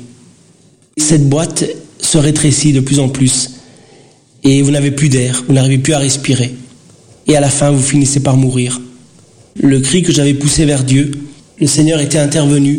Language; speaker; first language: French; early bilingual, other home language; Portuguese